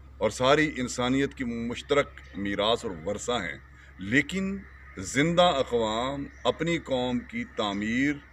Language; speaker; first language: Urdu; non-native, local second language; Pahari-Potwari